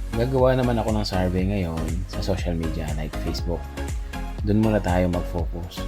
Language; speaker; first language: Filipino; non-native, local second language; Pampanga